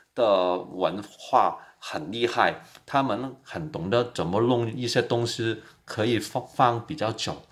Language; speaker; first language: Chinese; non-native, local second language; Cantonese